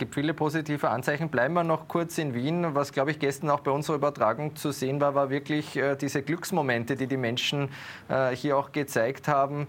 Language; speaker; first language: German; native; German